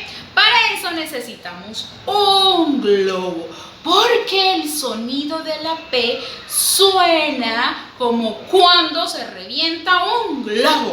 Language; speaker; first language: Spanish; native; Spanish